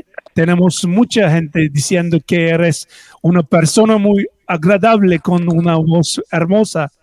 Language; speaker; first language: Spanish; non-native, learner; English